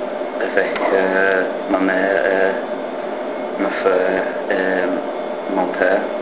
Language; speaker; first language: French; non-native, learner; English